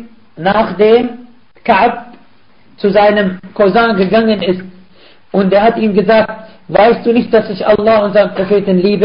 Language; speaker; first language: German; non-native, fluent; Arabic